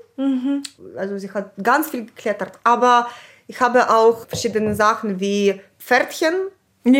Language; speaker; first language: German; non-native, fluent; Ukrainian